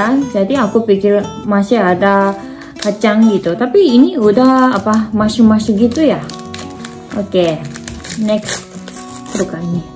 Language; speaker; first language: Indonesian; non-native, fluent; Japanese